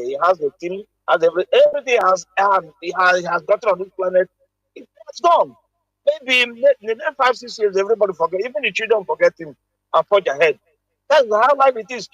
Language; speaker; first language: English; non-native, local second language; Igbo